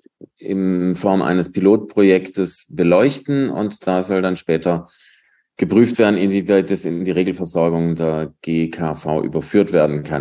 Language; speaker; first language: German; native; German